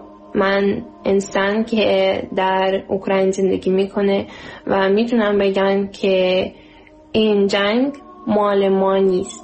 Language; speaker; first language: Persian; non-native, learner; Ukrainian